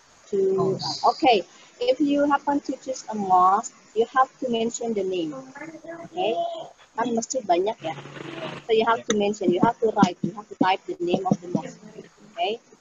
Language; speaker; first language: English; non-native, fluent; Indonesian